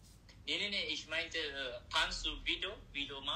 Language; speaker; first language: German; non-native, learner; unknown